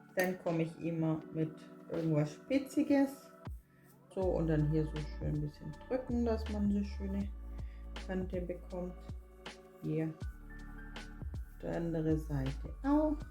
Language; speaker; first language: German; non-native, fluent; Portuguese